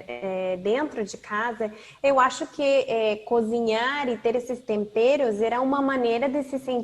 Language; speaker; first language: Portuguese; non-native, fluent; Spanish